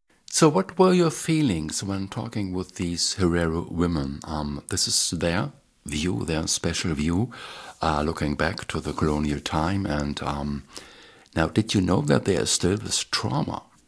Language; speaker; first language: English; non-native, fluent; German